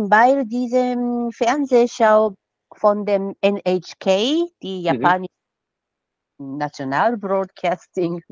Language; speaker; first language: German; non-native, fluent; Japanese